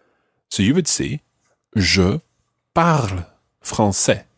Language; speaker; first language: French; non-native, fluent; English